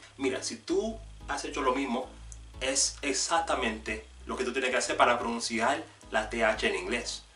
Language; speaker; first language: Spanish; non-native, fluent; English